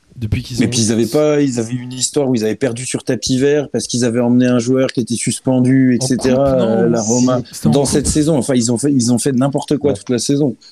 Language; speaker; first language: French; native; French